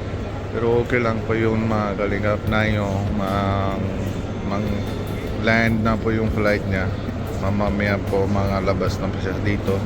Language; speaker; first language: Filipino; non-native, learner; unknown